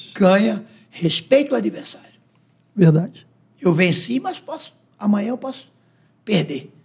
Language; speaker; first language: Portuguese; native; Portuguese